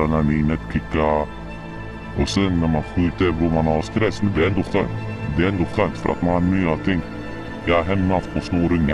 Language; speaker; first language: Swedish; early bilingual, other home language; Arabic